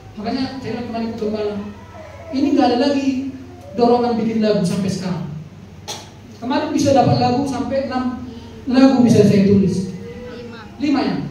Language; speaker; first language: Indonesian; non-native, local second language; Batak Toba